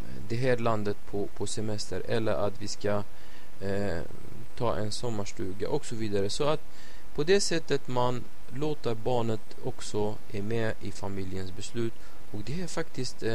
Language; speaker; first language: Swedish; non-native, fluent; Arabic